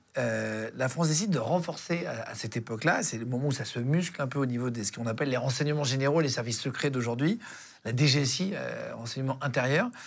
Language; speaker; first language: French; native; French